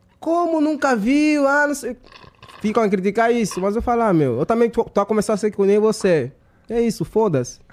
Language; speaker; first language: Portuguese; native; Portuguese